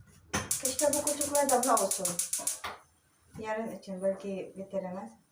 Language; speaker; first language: Turkish; non-native, learner; Filipino